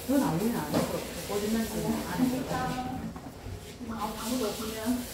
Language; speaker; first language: Korean; native; Korean